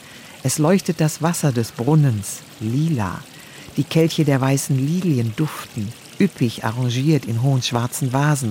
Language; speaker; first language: German; native; German